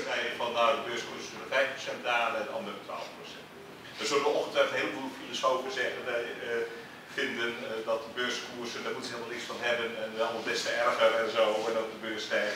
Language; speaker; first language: Dutch; native; Dutch